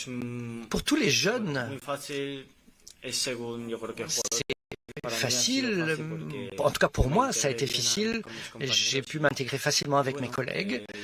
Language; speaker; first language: French; non-native, fluent; Spanish